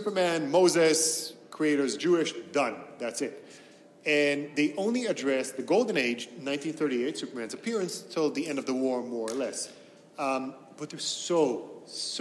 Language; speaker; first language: English; non-native, fluent; Hebrew